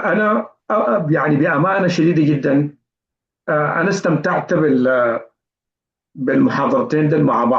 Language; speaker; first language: Arabic; native; Arabic